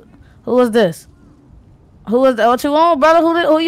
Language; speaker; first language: English; native; English